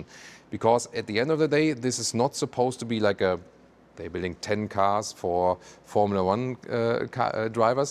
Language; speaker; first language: English; non-native, fluent; German